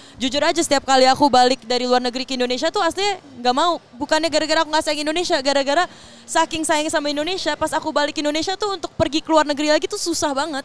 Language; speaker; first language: Indonesian; native; Indonesian